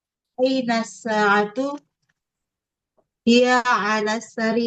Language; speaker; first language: Arabic; non-native, learner; Indonesian